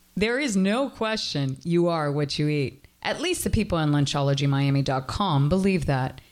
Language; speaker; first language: English; early bilingual, other home language; Spanish